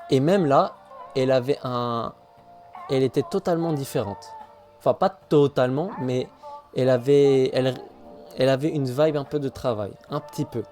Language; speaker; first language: French; native; French